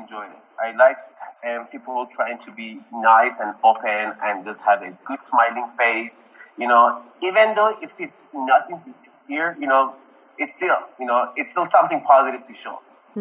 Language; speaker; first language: English; non-native, fluent; Persian